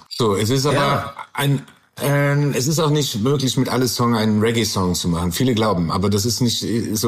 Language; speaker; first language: German; non-native, learner; English